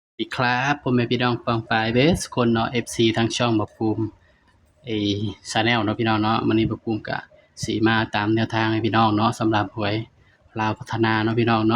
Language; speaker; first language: Thai; non-native, local second language; Lao